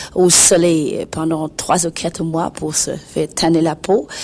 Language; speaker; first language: French; non-native, fluent; English